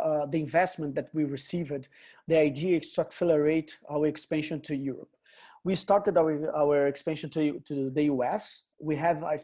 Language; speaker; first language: English; non-native, fluent; Portuguese